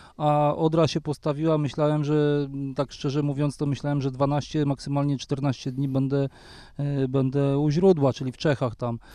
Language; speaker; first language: Polish; native; Polish